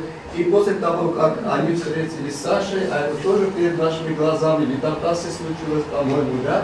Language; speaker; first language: Russian; non-native, local second language; Armenian